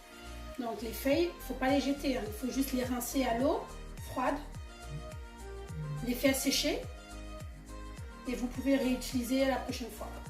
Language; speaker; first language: French; non-native, fluent; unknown